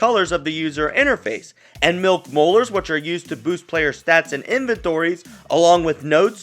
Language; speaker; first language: English; native; English